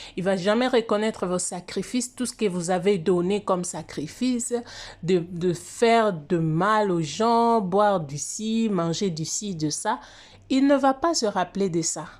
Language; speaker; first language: French; non-native, local second language; Lingala